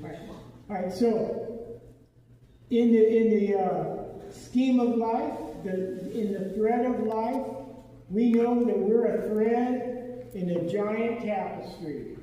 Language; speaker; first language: English; native; English